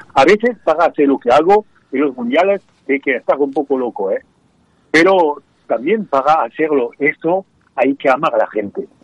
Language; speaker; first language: Spanish; non-native, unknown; French